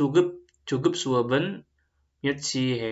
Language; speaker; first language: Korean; non-native, fluent; Indonesian